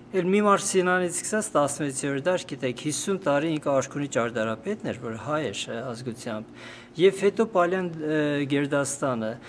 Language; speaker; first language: Armenian; native; Armenian